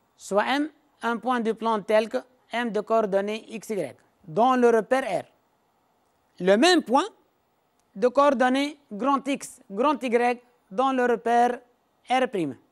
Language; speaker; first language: French; non-native, local second language; Arabic